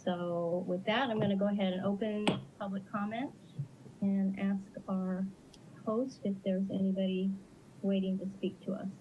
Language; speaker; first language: English; native; English